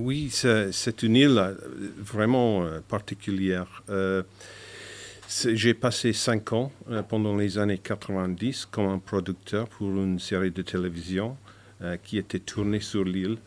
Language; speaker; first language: French; non-native, fluent; English